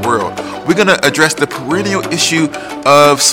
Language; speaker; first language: English; native; English